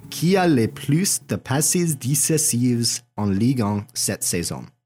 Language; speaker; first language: French; non-native, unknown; English